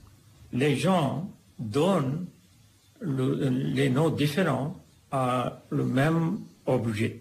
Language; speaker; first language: French; non-native, fluent; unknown